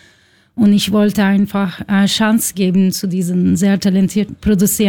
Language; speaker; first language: German; non-native, learner; Turkish